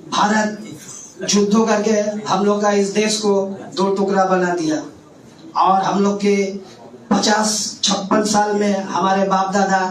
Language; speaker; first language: Urdu; native; Urdu